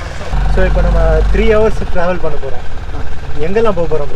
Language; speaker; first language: Tamil; native; Tamil